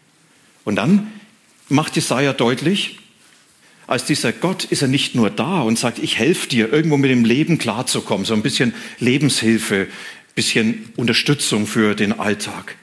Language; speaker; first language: German; native; German